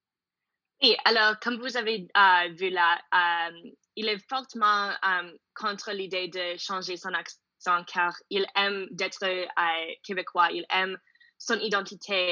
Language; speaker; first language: French; non-native, learner; English